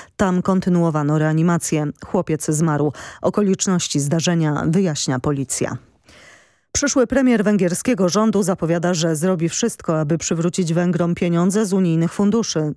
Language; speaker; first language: Polish; native; Polish